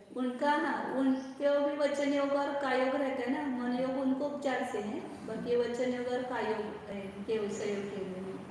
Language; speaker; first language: Hindi; non-native, local second language; Marathi